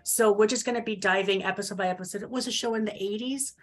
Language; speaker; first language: English; native; English